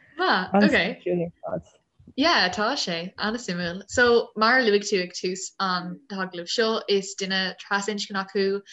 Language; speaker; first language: Irish; non-native, local second language; English